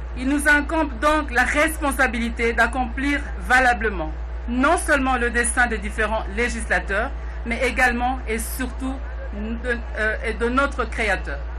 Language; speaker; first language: French; non-native, local second language; Lingala